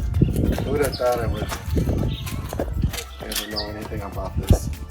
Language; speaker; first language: English; native; English